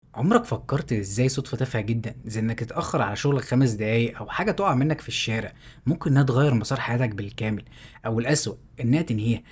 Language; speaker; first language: Arabic; native; Arabic